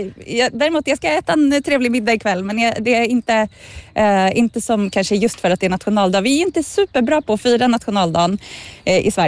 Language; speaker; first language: Swedish; native; Swedish